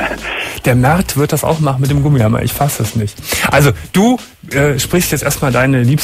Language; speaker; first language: German; native; German